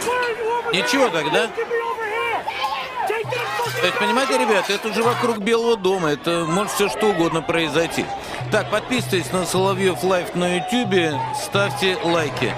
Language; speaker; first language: Russian; native; Russian